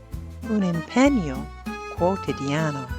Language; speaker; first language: Italian; non-native, fluent; English